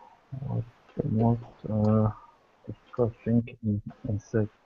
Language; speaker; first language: English; non-native, learner; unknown